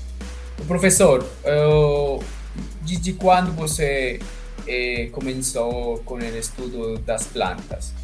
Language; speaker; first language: Portuguese; non-native, fluent; Spanish